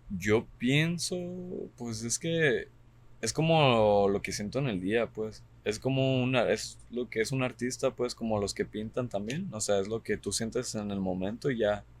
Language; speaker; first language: Spanish; early bilingual, heritage; Spanish